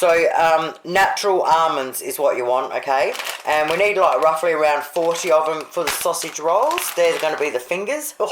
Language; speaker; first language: English; native; English